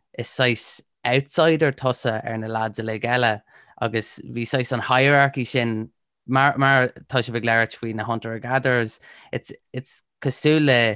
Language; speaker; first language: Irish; non-native, local second language; English